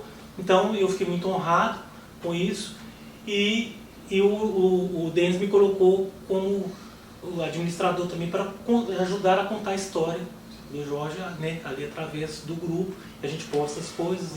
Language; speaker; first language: Portuguese; native; Portuguese